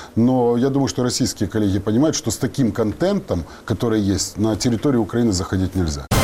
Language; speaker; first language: Russian; non-native, local second language; Ukrainian